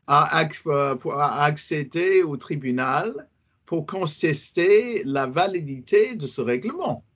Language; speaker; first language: French; non-native, fluent; English